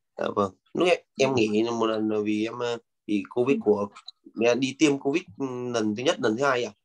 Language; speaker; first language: Japanese; non-native, learner; Vietnamese